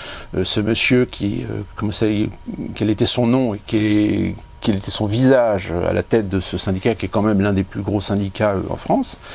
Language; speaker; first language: French; native; French